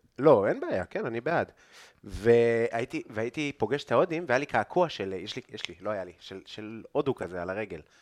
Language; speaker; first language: Hebrew; native; Hebrew